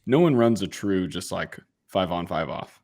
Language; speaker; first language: English; native; English